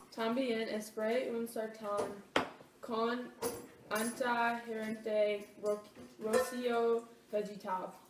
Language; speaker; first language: Spanish; non-native, learner; English